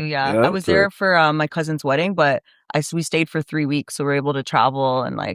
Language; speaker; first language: English; native; English